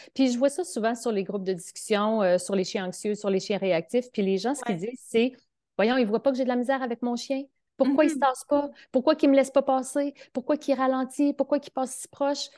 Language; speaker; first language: French; native; French